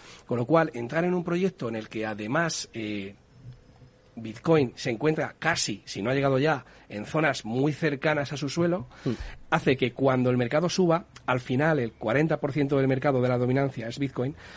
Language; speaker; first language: Spanish; native; Spanish